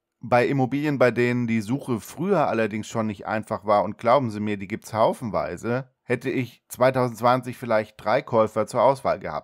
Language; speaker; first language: German; native; German